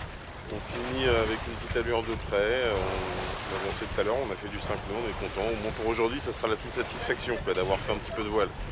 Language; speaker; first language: French; native; French